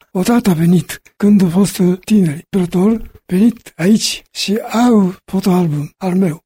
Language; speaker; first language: Romanian; non-native, learner; Japanese